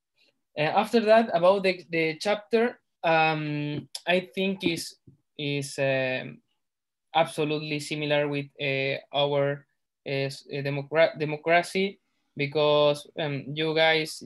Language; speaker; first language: English; non-native, learner; Spanish